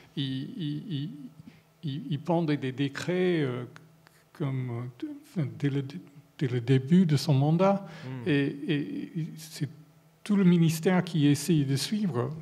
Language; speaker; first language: French; non-native, fluent; English